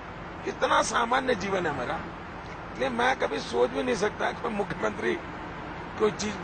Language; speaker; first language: Hindi; non-native, local second language; Gujarati